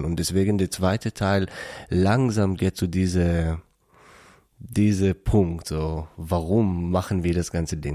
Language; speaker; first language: German; non-native, learner; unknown